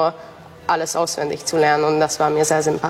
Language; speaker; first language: German; non-native, local second language; Hungarian